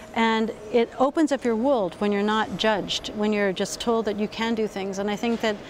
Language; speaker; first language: English; native; English